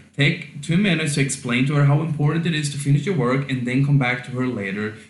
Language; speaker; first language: English; non-native, fluent; Swedish